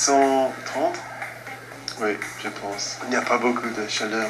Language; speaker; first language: French; non-native, fluent; English